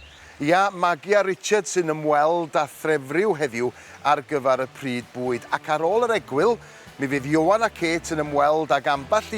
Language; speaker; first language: Welsh; native; Welsh